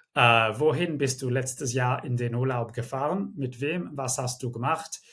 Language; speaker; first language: German; non-native, fluent; English